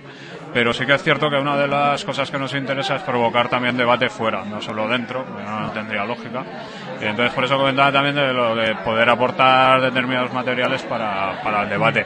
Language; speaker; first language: Spanish; native; Spanish